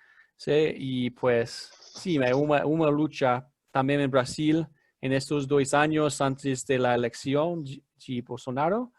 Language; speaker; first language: Portuguese; non-native, learner; English